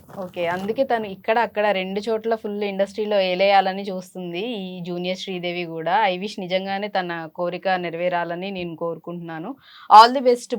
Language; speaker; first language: Telugu; native; Telugu